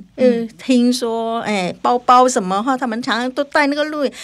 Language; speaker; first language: Chinese; non-native, learner; Vietnamese